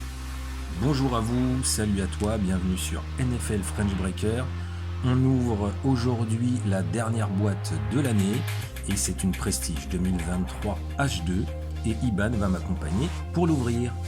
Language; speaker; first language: French; native; French